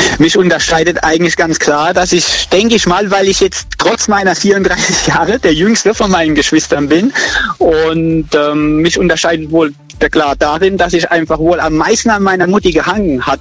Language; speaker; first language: German; native; German